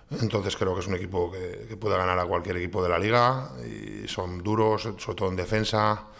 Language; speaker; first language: Spanish; native; Spanish